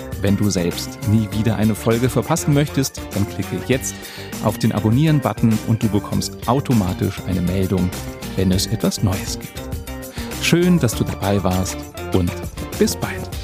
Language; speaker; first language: German; native; German